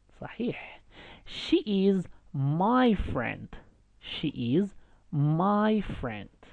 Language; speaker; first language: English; non-native, fluent; Arabic